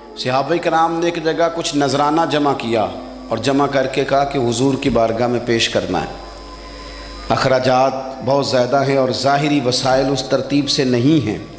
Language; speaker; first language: Urdu; non-native, local second language; Punjabi